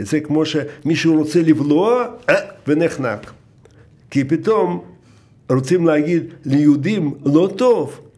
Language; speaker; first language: Hebrew; non-native, fluent; Russian